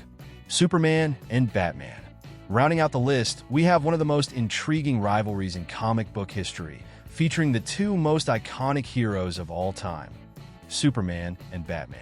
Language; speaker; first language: English; native; English